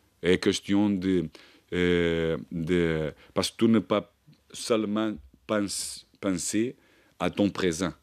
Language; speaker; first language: French; non-native, learner; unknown